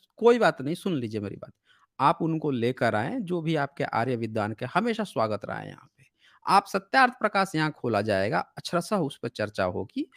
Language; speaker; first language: Hindi; native; Hindi